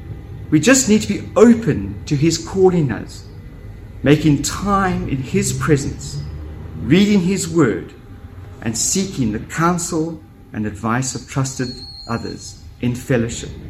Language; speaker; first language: English; native; English